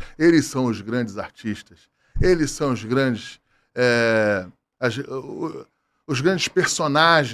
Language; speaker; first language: Portuguese; native; Portuguese